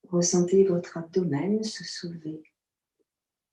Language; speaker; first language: French; native; French